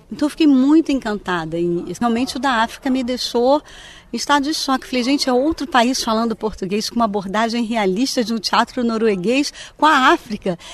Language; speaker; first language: Portuguese; native; Portuguese